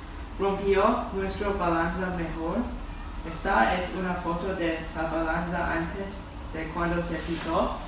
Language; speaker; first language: Spanish; non-native, learner; English